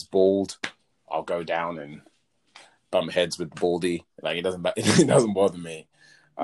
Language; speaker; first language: English; native; English